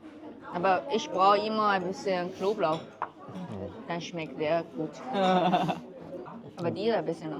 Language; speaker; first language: German; non-native, learner; Chinese